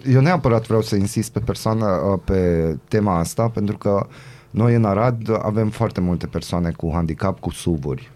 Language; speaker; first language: Romanian; non-native, local second language; Hungarian